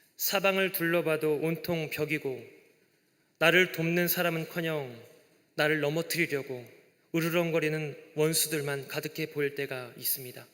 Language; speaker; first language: Korean; native; Korean